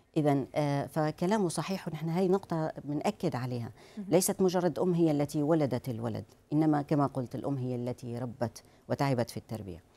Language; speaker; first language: Arabic; native; Arabic